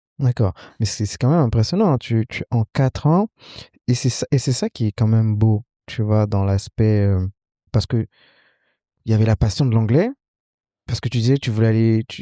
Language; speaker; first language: French; native; French